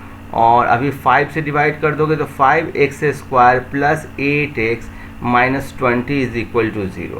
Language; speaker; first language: Hindi; native; Hindi